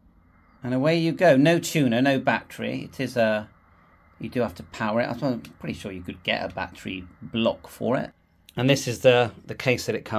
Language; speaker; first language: English; native; English